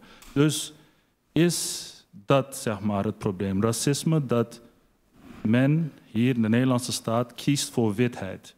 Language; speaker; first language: Dutch; early bilingual, other home language; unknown